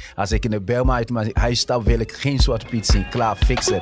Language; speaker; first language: Dutch; early bilingual, other home language; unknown